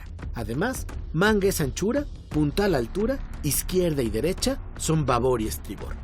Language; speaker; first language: Spanish; native; Spanish